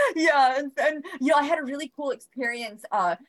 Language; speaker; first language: English; early bilingual, other home language; Bosnian